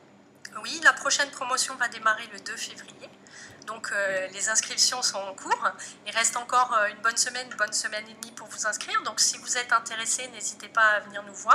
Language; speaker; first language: French; native; French